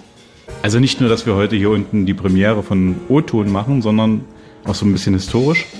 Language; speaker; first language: German; native; German